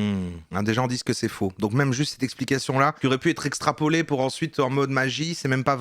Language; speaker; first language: French; native; French